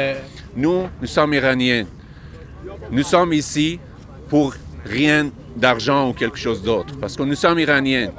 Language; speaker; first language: French; non-native, learner; Persian